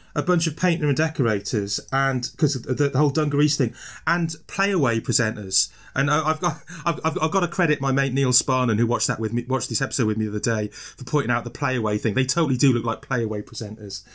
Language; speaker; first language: English; native; English